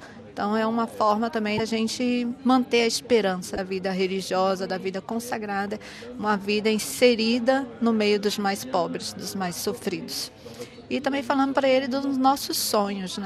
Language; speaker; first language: Portuguese; native; Portuguese